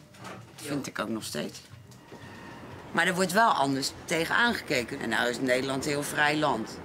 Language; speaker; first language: Dutch; native; Dutch